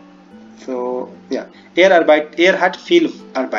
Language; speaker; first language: German; non-native, fluent; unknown